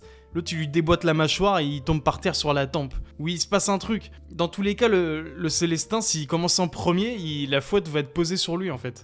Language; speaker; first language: French; native; French